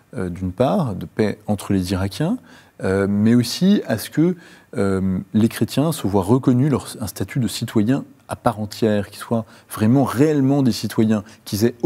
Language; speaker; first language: French; native; French